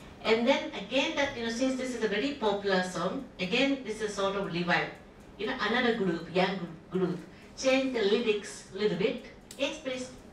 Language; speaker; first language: English; non-native, local second language; Japanese